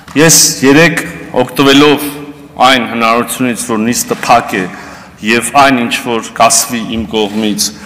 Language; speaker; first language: Armenian; native; Armenian